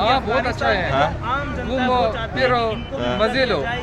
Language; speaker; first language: Hindi; non-native, fluent; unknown